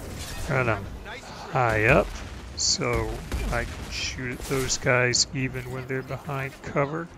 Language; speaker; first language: English; native; English